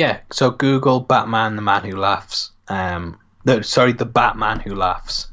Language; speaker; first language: English; native; English